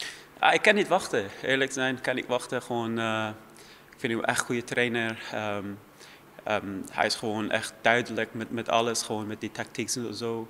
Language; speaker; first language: Dutch; non-native, fluent; Persian